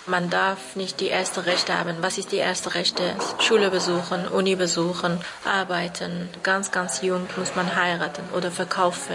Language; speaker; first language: German; non-native, learner; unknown